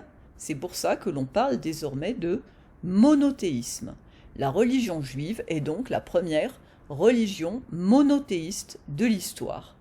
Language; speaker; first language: French; native; French